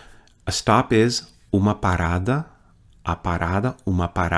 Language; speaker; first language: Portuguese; non-native, fluent; English